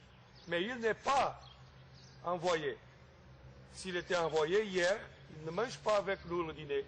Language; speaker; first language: French; non-native, fluent; Portuguese